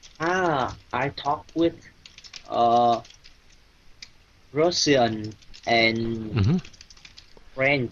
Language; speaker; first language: English; non-native, learner; Vietnamese